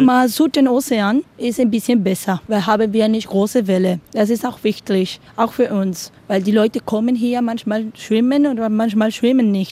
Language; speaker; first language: German; non-native, learner; Spanish